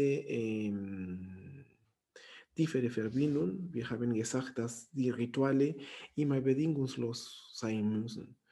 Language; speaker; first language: German; non-native, fluent; Spanish